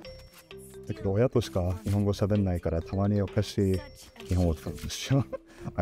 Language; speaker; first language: Japanese; early bilingual, heritage; Japanese